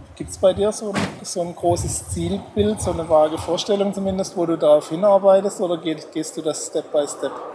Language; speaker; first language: German; native; German